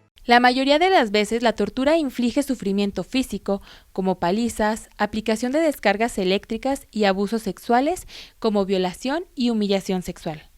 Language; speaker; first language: Spanish; native; Spanish